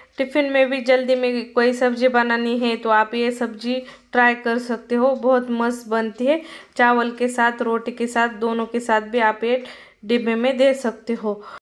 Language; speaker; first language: Hindi; non-native, local second language; Marathi